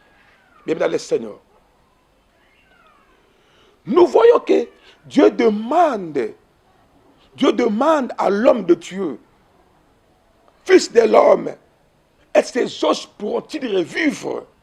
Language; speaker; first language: French; non-native, local second language; Lingala